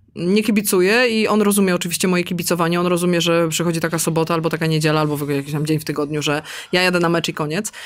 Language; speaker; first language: Polish; native; Polish